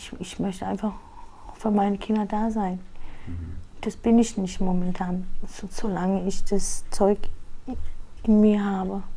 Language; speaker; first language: German; early bilingual, other home language; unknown